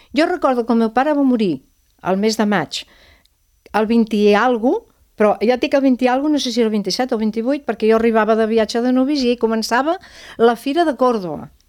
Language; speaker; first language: Catalan; non-native, local second language; Spanish